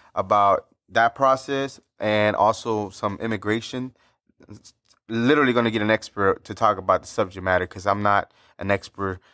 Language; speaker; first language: English; early bilingual, other home language; Spanish